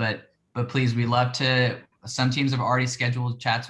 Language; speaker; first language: English; native; English